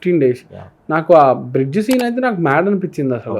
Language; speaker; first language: Telugu; native; Telugu